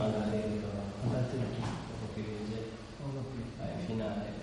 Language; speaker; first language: Italian; non-native, learner; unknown